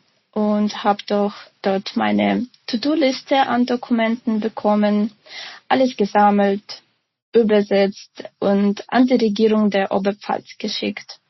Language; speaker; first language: German; non-native, fluent; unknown